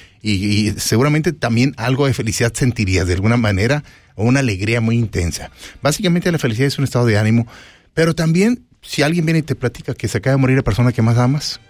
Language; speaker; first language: Spanish; native; Spanish